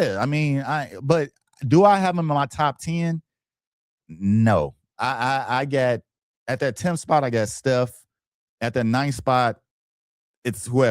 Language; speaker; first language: English; native; English